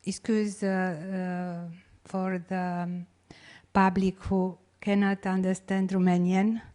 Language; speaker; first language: English; non-native, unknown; Romanian